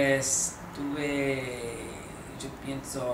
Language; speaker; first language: Spanish; non-native, learner; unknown